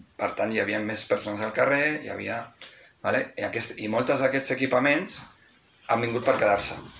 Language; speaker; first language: Catalan; non-native, local second language; Spanish